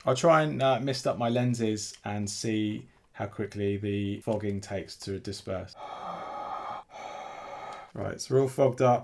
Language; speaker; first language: English; native; English